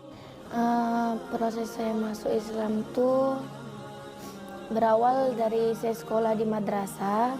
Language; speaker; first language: Indonesian; native; Indonesian